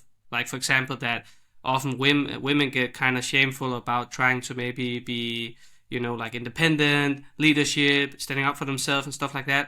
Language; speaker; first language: English; non-native, fluent; Danish